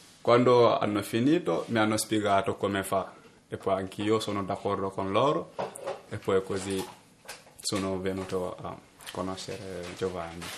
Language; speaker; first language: Italian; non-native, learner; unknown